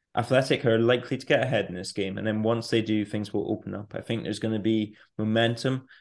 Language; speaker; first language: English; native; English